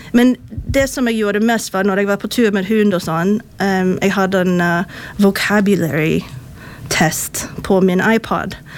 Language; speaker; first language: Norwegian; non-native, fluent; English